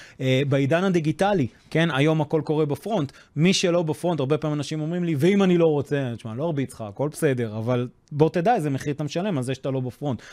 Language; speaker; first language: Hebrew; non-native, fluent; English